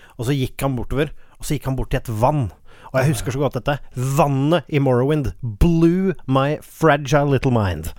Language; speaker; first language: Norwegian; native; Norwegian